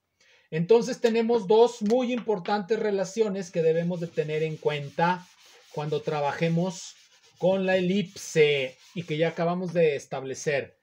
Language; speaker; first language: Spanish; native; Spanish